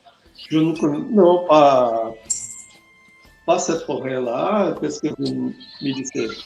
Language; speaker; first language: French; non-native, learner; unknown